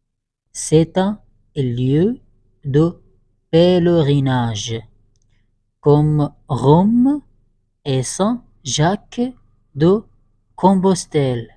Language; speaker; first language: French; non-native, fluent; Arabic